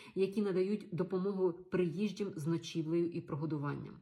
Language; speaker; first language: Ukrainian; native; Ukrainian